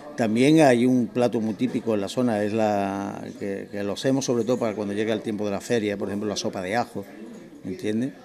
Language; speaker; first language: Spanish; native; Spanish